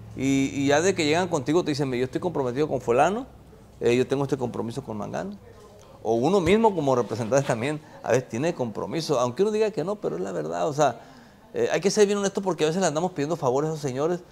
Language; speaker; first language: Spanish; native; Spanish